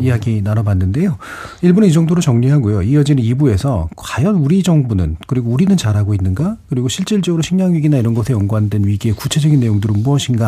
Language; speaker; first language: Korean; native; Korean